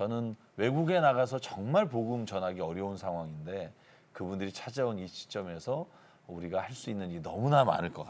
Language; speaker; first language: Korean; native; Korean